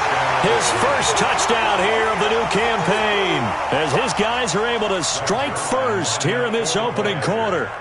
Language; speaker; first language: English; native; English